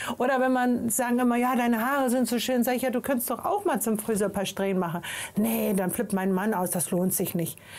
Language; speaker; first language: German; non-native, fluent; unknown